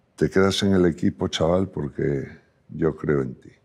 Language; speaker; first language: Spanish; native; Spanish